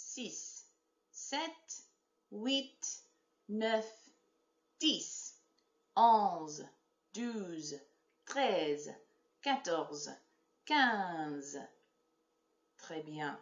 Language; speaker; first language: French; non-native, fluent; English